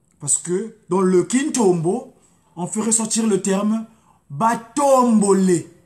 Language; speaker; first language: French; non-native, local second language; Lingala